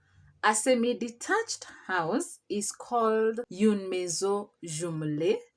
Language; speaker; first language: French; non-native, fluent; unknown